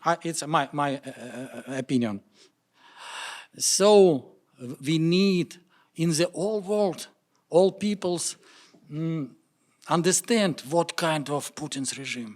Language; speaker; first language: English; non-native, learner; Russian